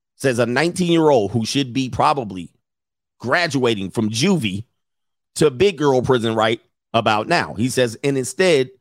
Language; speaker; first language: English; native; English